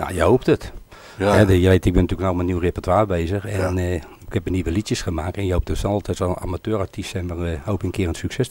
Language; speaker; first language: Dutch; native; Dutch